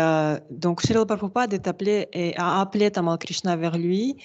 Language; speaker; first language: French; non-native, fluent; Russian